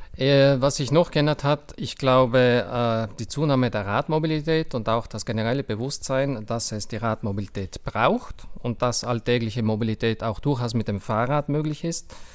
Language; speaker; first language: German; native; German